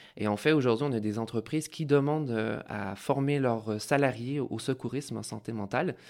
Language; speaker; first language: French; native; French